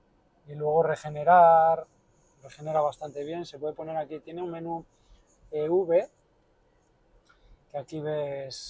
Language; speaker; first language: Spanish; native; Spanish